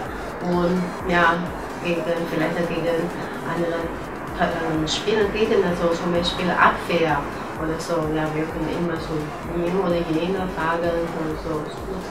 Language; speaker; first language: German; non-native, learner; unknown